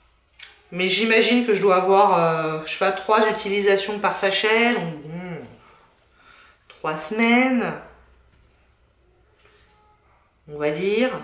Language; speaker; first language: French; native; French